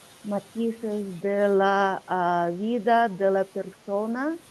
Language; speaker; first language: Spanish; non-native, learner; Russian